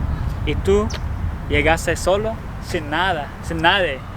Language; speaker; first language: Spanish; non-native, learner; English